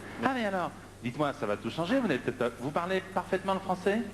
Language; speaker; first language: French; native; French